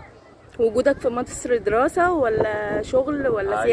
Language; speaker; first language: Arabic; native; Arabic